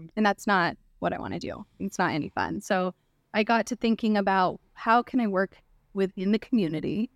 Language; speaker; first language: English; native; English